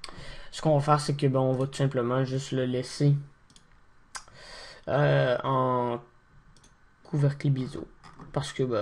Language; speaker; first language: French; native; French